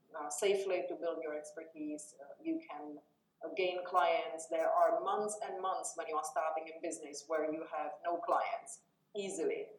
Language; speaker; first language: English; non-native, fluent; Czech